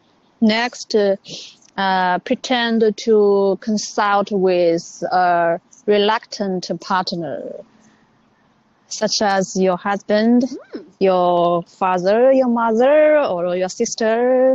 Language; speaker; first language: English; non-native, learner; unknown